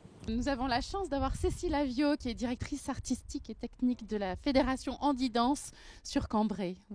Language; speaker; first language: French; native; French